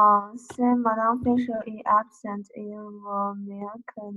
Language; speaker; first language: French; non-native, learner; English